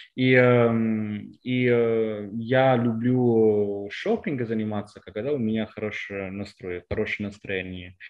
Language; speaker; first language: Russian; non-native, fluent; Italian